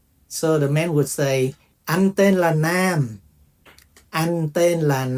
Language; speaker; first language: Vietnamese; early bilingual, heritage; Vietnamese